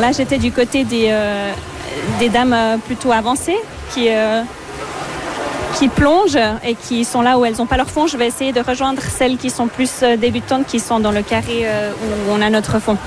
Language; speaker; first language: French; native; French